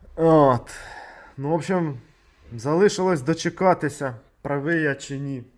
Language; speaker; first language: Ukrainian; non-native, local second language; Russian